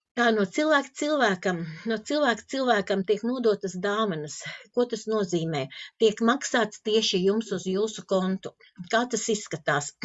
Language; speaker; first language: Latvian; non-native, local second language; Russian